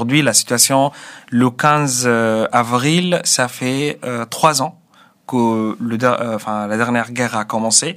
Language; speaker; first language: French; non-native, fluent; Arabic